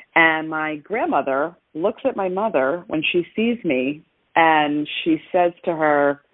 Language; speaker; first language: English; native; English